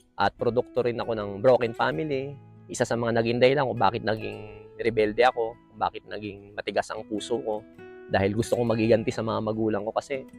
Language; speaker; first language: Filipino; native; Filipino